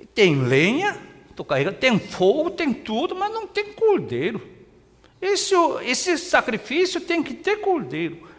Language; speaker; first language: Portuguese; non-native, fluent; Korean